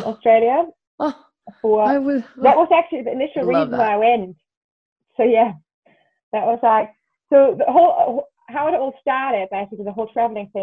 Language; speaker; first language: English; non-native, fluent; German